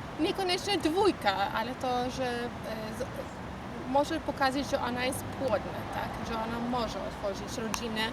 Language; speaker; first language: Polish; non-native, learner; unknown